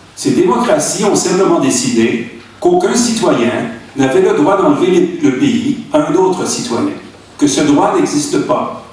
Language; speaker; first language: French; native; French